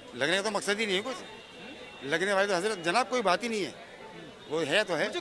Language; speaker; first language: Hindi; native; Hindi